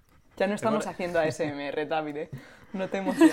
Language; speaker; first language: Italian; non-native, learner; Spanish